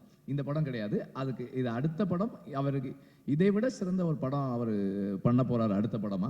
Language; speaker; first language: Tamil; native; Tamil